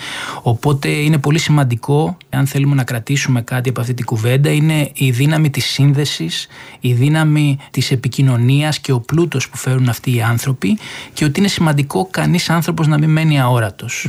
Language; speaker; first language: Greek; native; Greek